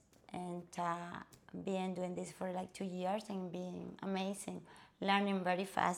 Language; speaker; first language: English; non-native, fluent; Spanish